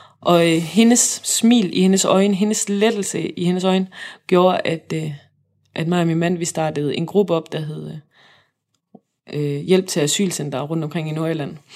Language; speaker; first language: Danish; native; Danish